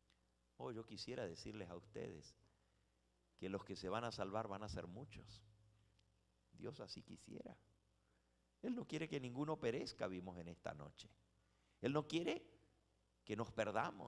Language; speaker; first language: Spanish; native; Spanish